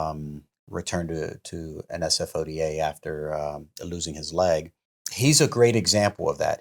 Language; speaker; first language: English; native; English